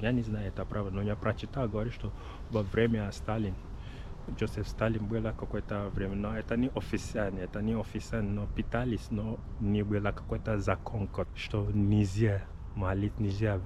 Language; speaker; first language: Russian; non-native, learner; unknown